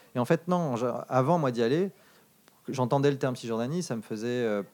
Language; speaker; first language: French; early bilingual, other home language; English